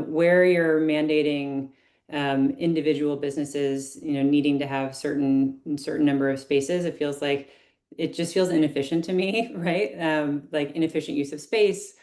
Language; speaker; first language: English; native; English